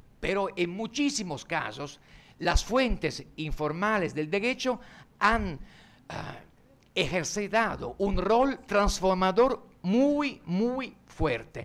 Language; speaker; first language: Spanish; non-native, fluent; Italian